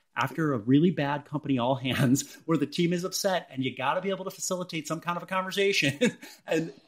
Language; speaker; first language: English; native; English